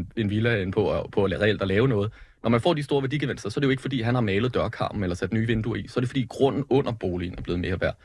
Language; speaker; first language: Danish; native; Danish